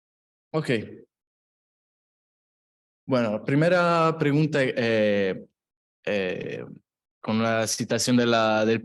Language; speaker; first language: Spanish; non-native, learner; Italian